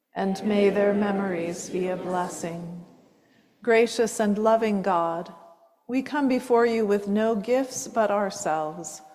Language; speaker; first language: English; native; English